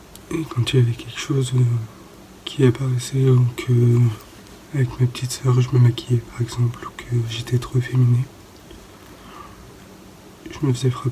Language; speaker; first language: French; native; French